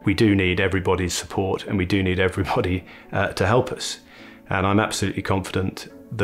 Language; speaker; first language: English; native; English